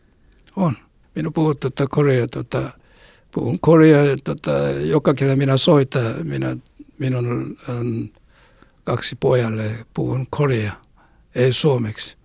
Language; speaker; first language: Finnish; non-native, learner; Korean